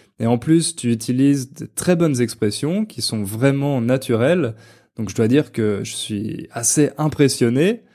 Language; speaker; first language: French; native; French